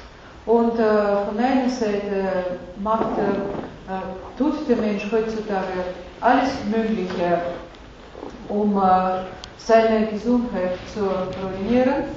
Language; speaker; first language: German; non-native, fluent; Russian